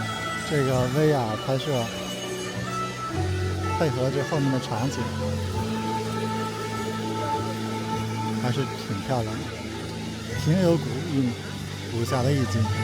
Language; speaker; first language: Chinese; native; Chinese